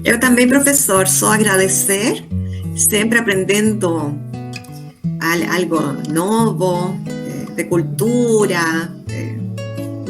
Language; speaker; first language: Portuguese; non-native, fluent; Spanish